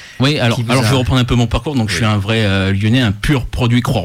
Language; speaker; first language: French; native; French